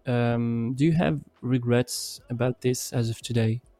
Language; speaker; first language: English; non-native, fluent; French